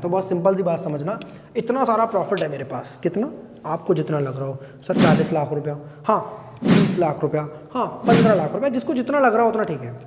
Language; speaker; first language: Hindi; native; Hindi